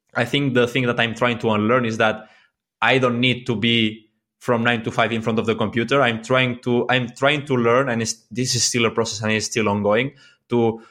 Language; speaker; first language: English; non-native, fluent; Spanish